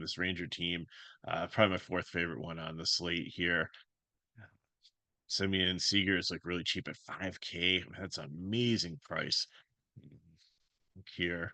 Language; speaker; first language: English; native; English